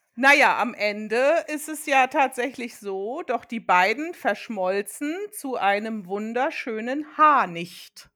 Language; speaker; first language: German; early bilingual, other home language; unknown